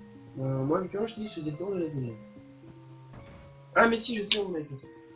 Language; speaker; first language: French; native; French